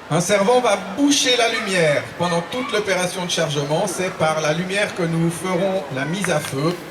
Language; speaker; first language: French; native; French